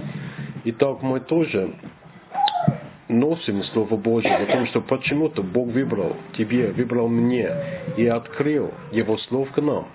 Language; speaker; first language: Russian; non-native, learner; English